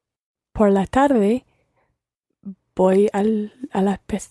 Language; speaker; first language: Spanish; non-native, learner; English